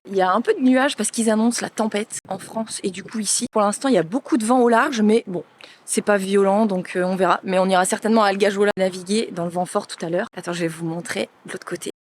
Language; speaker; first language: French; native; French